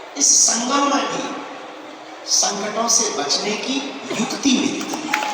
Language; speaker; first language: Hindi; native; Hindi